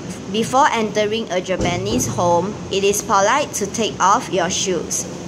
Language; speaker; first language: English; non-native, local second language; Chinese